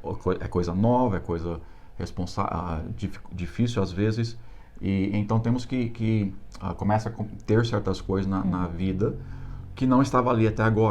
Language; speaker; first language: Portuguese; non-native, fluent; English